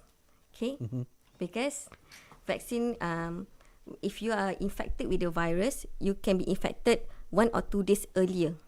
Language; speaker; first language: English; non-native, local second language; Malay